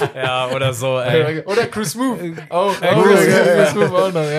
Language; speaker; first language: German; native; German